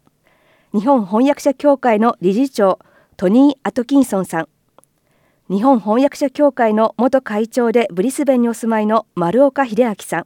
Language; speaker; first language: Japanese; native; Japanese